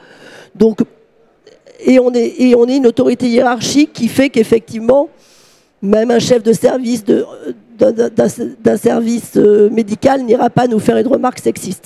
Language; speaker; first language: French; native; French